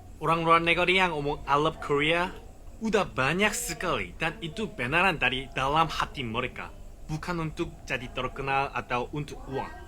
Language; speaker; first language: Indonesian; non-native, fluent; Korean